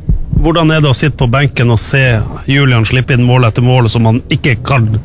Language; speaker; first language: Norwegian; native; Norwegian